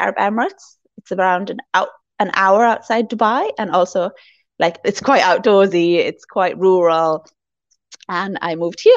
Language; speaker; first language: English; native; English